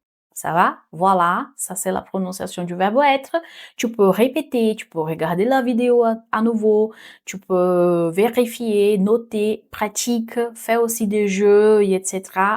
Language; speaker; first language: French; non-native, fluent; Portuguese